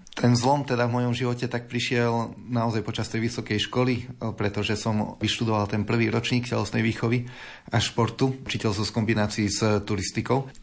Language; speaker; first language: Slovak; native; Slovak